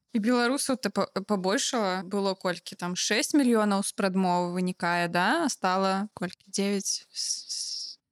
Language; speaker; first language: Belarusian; non-native, local second language; Russian